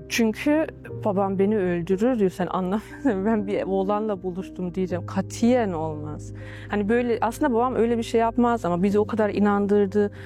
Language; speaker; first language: Turkish; early bilingual, heritage; Turkish